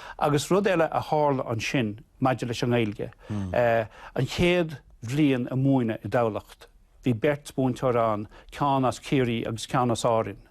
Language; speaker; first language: Irish; non-native, local second language; English